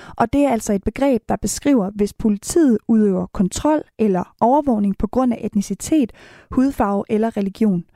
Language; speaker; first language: Danish; native; Danish